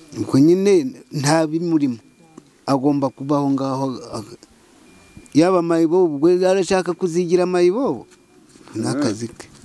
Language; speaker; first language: Kinyarwanda; native; Kinyarwanda